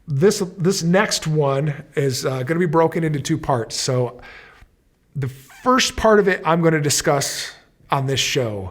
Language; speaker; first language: English; native; English